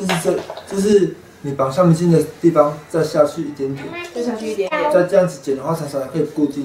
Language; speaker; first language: Chinese; native; Chinese